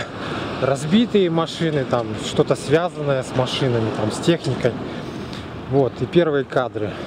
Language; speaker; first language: Russian; native; Russian